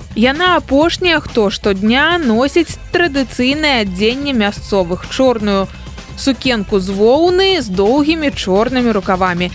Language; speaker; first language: Belarusian; native; Belarusian